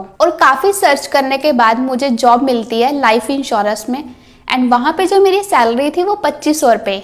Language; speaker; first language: Hindi; native; Hindi